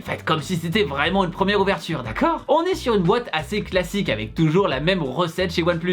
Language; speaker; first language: French; native; French